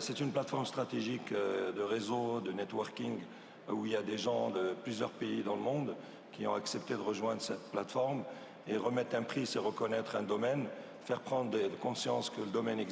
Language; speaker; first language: French; non-native, local second language; Arabic